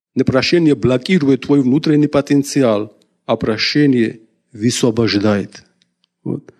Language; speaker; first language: Russian; non-native, local second language; Georgian